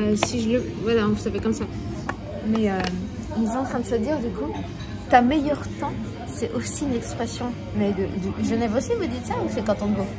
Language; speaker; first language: French; native; French